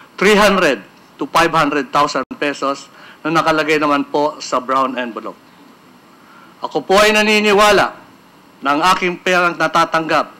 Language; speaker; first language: Filipino; native; Filipino